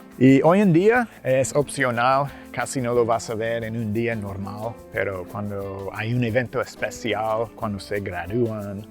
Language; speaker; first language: Spanish; non-native, fluent; English